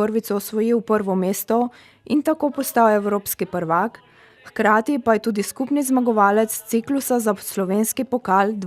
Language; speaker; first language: Slovenian; native; Slovenian